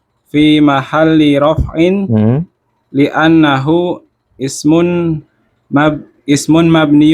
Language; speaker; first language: Arabic; non-native, learner; Indonesian